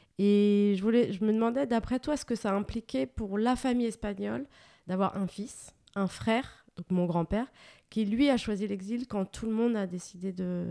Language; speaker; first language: French; native; French